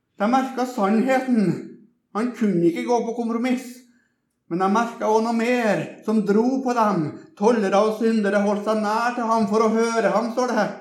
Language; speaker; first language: Norwegian; native; Norwegian